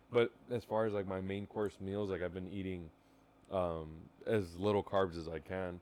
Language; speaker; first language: English; early bilingual, other home language; Spanish